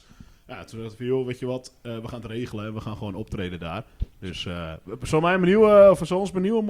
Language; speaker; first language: Dutch; native; Dutch